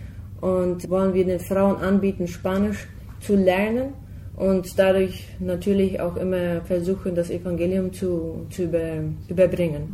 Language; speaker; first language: German; non-native, fluent; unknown